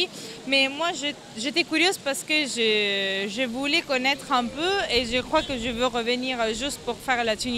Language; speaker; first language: French; non-native, fluent; Italian